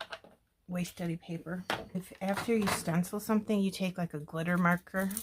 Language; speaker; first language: English; native; English